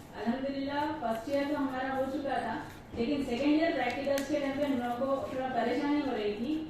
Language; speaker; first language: Urdu; native; Urdu